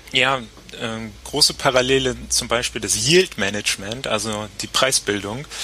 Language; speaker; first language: German; native; German